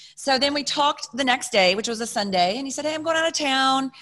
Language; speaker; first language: English; native; English